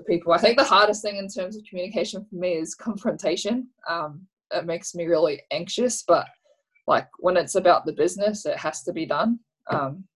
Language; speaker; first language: English; native; English